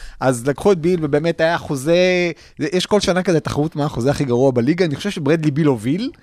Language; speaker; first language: Hebrew; native; Hebrew